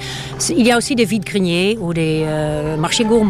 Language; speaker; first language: French; non-native, fluent; Dutch